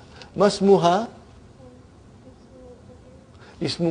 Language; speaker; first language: Arabic; non-native, fluent; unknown